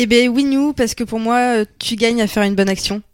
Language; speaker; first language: French; native; French